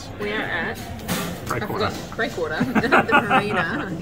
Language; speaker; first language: English; native; English